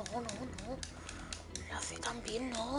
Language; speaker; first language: Spanish; native; Spanish